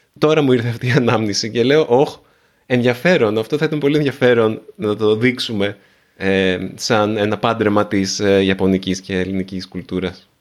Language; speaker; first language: Greek; native; Greek